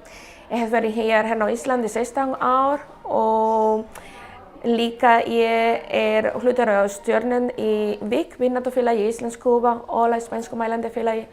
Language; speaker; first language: Icelandic; non-native, fluent; Spanish